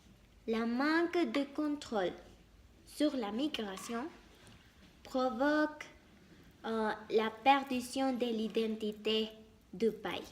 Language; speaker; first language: French; non-native, learner; Spanish